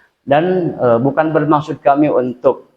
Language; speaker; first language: Indonesian; native; Indonesian